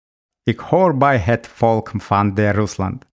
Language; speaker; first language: Dutch; non-native, learner; Russian